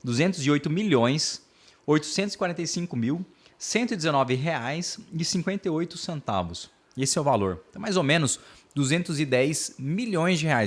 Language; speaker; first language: Portuguese; native; Portuguese